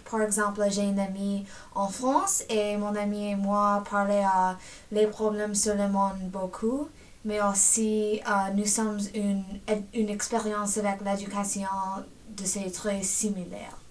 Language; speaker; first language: French; non-native, learner; English